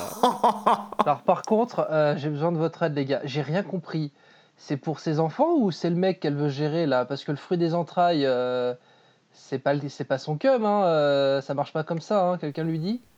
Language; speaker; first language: French; native; French